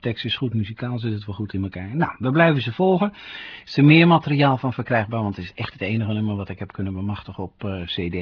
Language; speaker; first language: Dutch; native; Dutch